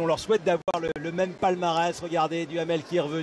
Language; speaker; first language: French; native; French